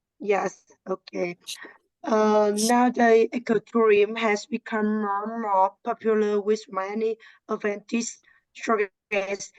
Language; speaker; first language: English; non-native, learner; Vietnamese